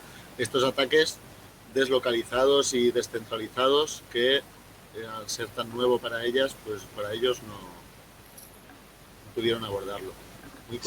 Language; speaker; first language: Spanish; native; Spanish